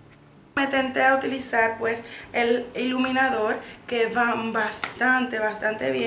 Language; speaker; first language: Spanish; native; Spanish